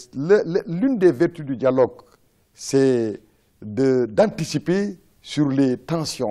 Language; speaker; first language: French; non-native, local second language; Wolof